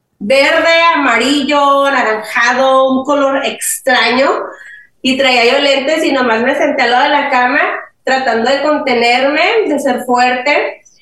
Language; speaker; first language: Spanish; early bilingual, heritage; Spanish